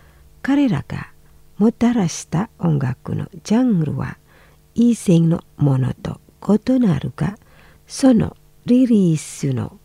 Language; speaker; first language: Japanese; non-native, fluent; Indonesian